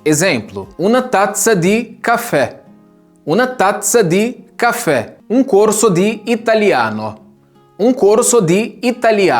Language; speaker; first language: Italian; non-native, fluent; Portuguese